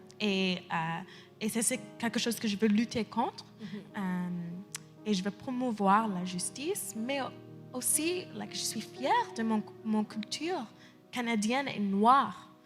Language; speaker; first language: French; early bilingual, heritage; English